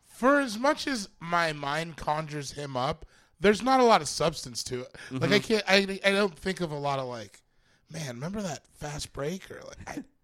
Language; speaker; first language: English; native; English